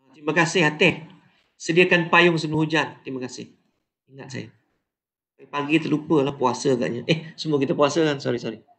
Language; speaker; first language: Malay; native; Malay